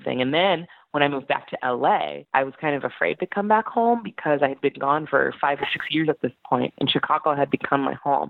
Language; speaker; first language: English; native; English